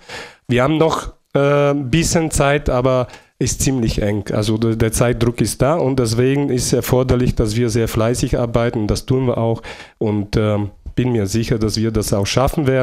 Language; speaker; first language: German; non-native, fluent; Bulgarian